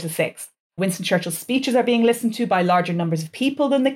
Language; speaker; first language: English; native; English